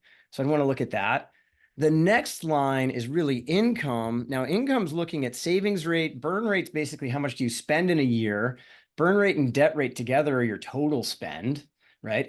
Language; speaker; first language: English; native; English